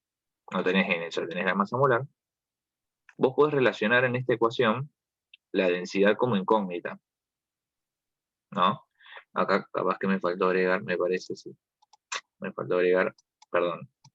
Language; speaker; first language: Spanish; native; Spanish